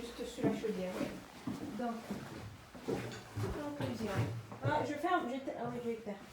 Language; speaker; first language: French; native; French